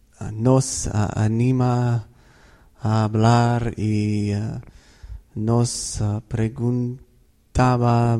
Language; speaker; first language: Spanish; non-native, fluent; English